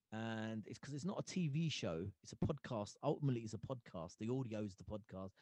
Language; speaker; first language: English; early bilingual, other home language; Punjabi